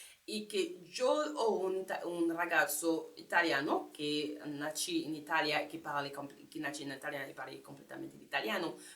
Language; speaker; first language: Italian; non-native, learner; French